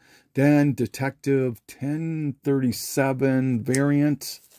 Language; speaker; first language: English; native; English